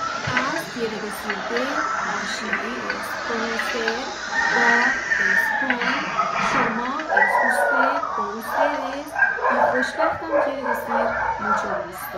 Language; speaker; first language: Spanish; non-native, fluent; Persian